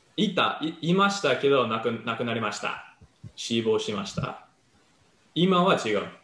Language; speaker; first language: Japanese; non-native, learner; English